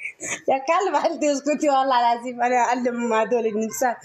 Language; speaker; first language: Arabic; non-native, learner; Oromo